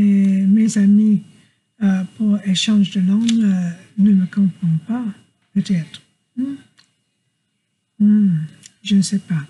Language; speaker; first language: French; non-native, learner; English